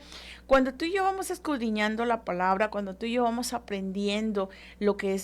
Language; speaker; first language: Spanish; native; Spanish